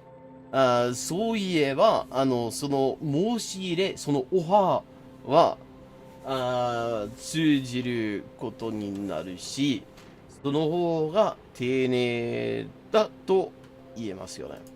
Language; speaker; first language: Japanese; non-native, fluent; English